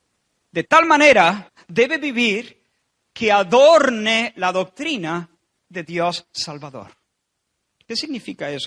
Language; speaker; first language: Spanish; native; Spanish